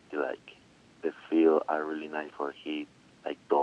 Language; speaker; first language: English; non-native, learner; Spanish